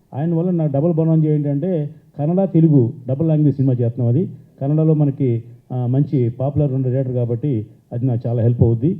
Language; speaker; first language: Telugu; native; Telugu